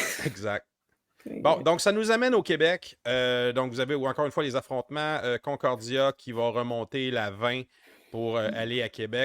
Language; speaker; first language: French; native; French